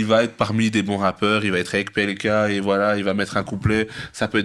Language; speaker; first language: French; native; French